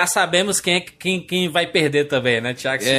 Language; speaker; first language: Portuguese; native; Portuguese